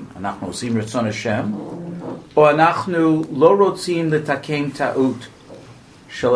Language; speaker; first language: Hebrew; non-native, learner; English